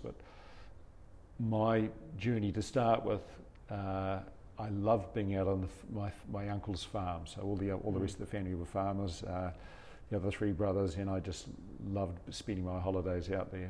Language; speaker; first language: English; native; English